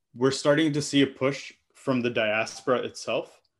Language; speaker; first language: English; native; English